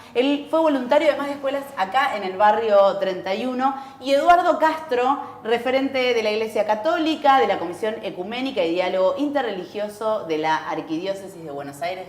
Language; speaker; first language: Spanish; native; Spanish